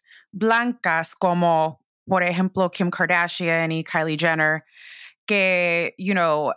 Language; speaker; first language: Spanish; early bilingual, heritage; English